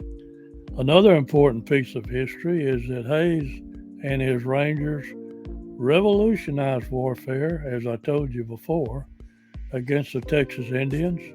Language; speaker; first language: English; native; English